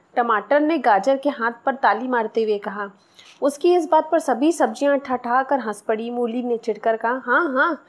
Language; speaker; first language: Hindi; non-native, local second language; Marathi